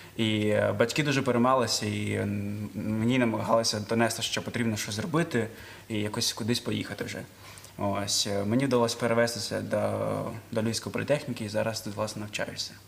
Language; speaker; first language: Ukrainian; non-native, local second language; Russian